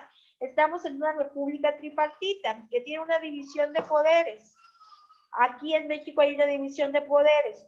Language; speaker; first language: Spanish; native; Spanish